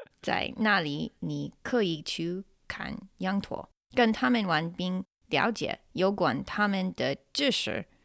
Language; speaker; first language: Chinese; non-native, fluent; English